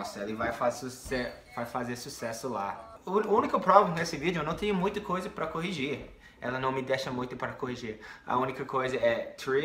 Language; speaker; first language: Portuguese; non-native, fluent; English